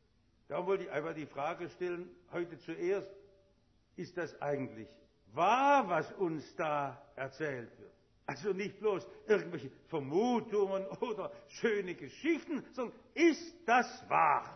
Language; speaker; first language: German; native; German